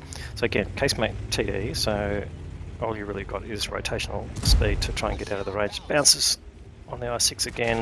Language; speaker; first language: English; native; English